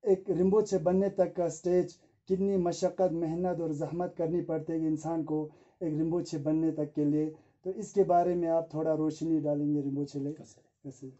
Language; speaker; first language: Hindi; non-native, local second language; Ladakhi